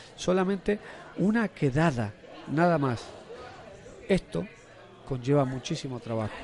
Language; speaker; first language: Spanish; native; Spanish